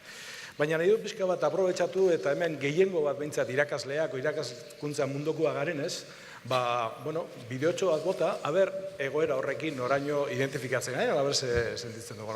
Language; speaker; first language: Basque; native; Basque